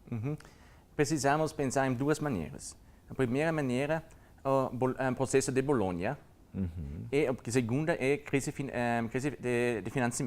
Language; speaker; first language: Portuguese; non-native, learner; German